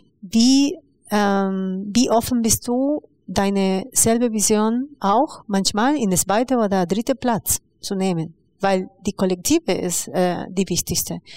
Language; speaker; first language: German; non-native, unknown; Spanish